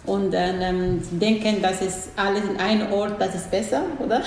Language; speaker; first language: German; non-native, learner; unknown